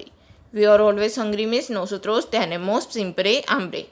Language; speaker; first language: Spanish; non-native, learner; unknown